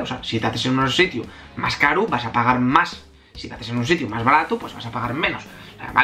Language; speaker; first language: Spanish; native; Spanish